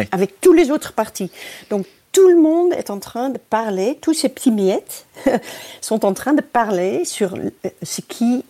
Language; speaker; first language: French; non-native, fluent; Dutch